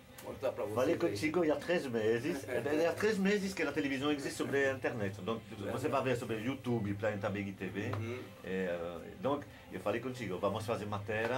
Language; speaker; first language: Portuguese; non-native, learner; French